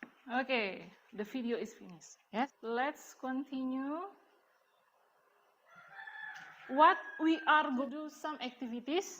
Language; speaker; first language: English; non-native, learner; Indonesian